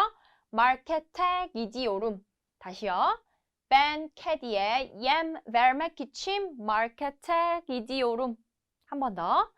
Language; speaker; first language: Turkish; non-native, fluent; Korean